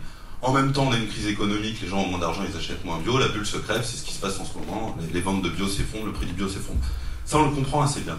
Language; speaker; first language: French; native; French